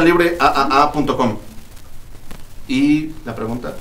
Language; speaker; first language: Spanish; native; Spanish